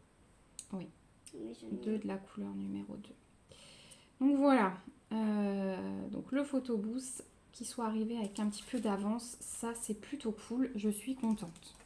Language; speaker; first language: French; native; French